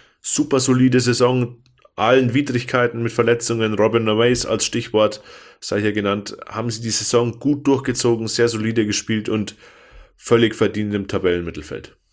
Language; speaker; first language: German; native; German